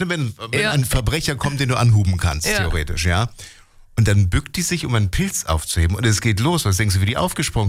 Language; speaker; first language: German; native; German